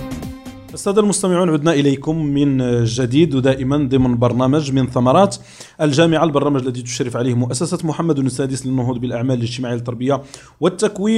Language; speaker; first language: Arabic; native; Arabic